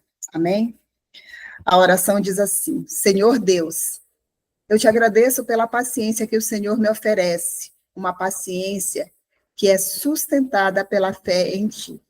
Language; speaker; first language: Portuguese; native; Portuguese